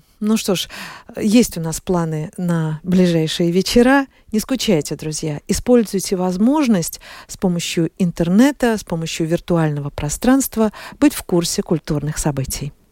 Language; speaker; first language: Russian; native; Russian